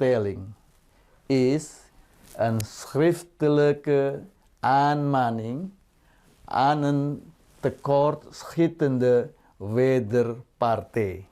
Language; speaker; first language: Dutch; non-native, fluent; Indonesian